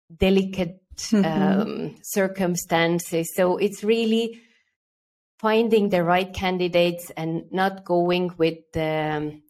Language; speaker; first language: English; early bilingual, other home language; Estonian